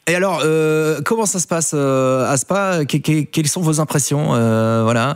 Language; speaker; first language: French; native; French